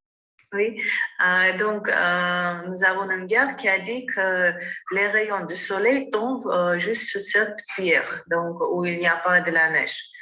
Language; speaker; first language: French; non-native, learner; Armenian